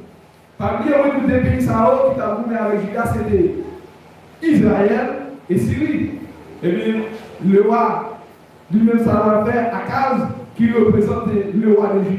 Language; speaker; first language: French; non-native, local second language; Haitian Creole